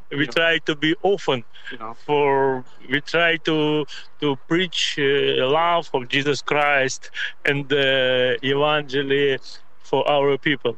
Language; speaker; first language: English; non-native, learner; Ukrainian